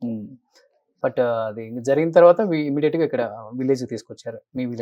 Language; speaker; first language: Telugu; native; Telugu